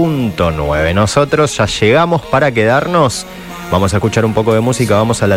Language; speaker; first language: Spanish; native; Spanish